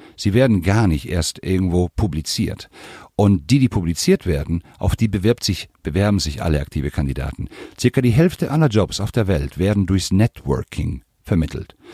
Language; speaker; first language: German; non-native, fluent; Spanish